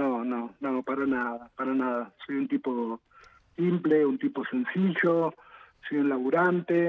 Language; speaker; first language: Spanish; native; Spanish